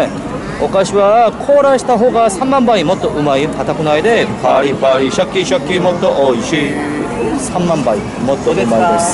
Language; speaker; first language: Japanese; non-native, learner; Korean